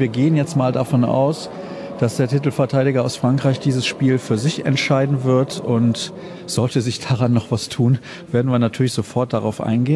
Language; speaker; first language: German; native; German